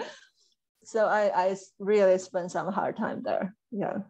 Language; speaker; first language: English; non-native, fluent; Chinese